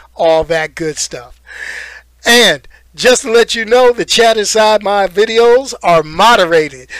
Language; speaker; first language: English; native; English